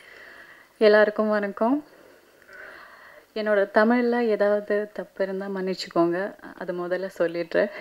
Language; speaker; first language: Tamil; non-native, fluent; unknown